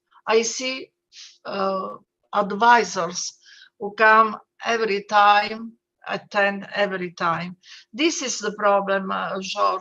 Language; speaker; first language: English; non-native, fluent; Italian